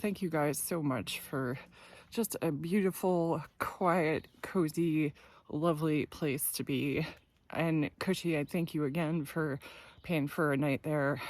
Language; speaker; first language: English; native; English